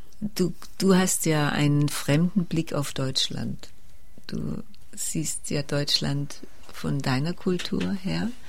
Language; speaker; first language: German; native; German